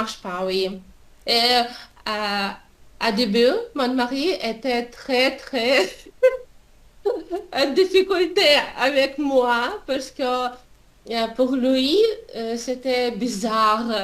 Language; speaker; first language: French; non-native, learner; Russian